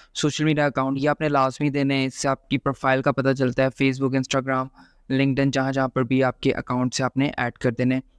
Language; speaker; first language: Urdu; native; Urdu